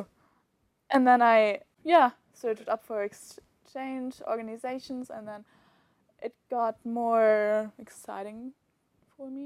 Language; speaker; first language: English; non-native, fluent; German